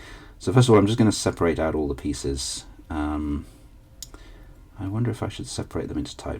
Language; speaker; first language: English; native; English